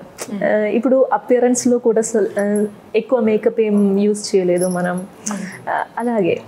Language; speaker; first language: Telugu; non-native, fluent; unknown